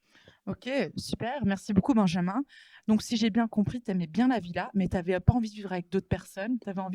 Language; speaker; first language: French; native; French